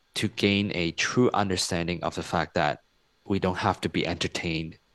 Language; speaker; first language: English; non-native, local second language; Cantonese